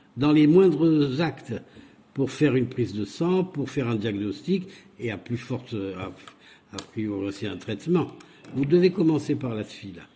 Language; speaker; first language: French; native; French